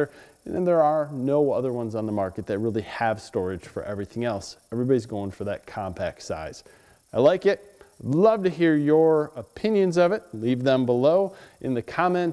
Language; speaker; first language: English; native; English